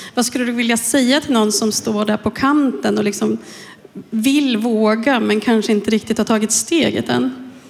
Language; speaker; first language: Swedish; native; Swedish